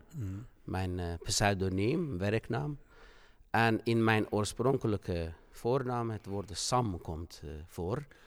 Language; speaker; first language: Dutch; non-native, fluent; Persian